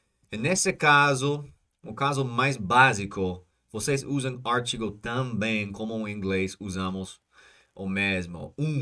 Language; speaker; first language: Portuguese; non-native, fluent; English